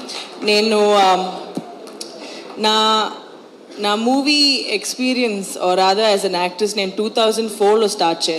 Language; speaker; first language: Telugu; non-native, local second language; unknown